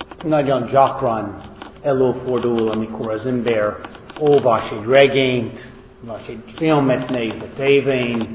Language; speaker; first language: Hungarian; non-native, fluent; English